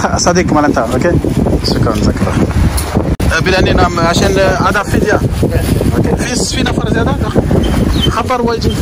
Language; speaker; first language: Arabic; non-native, learner; French